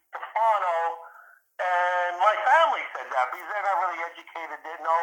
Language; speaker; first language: English; early bilingual, other home language; Italian